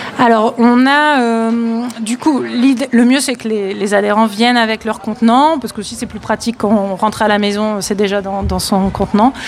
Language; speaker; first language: French; native; French